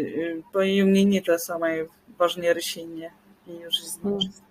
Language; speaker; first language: Russian; non-native, fluent; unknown